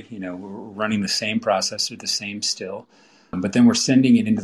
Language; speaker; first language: English; native; English